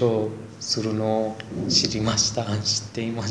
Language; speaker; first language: Japanese; non-native, learner; Persian